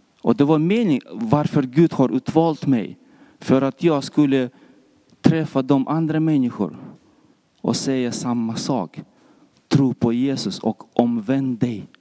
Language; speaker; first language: Swedish; non-native, fluent; Russian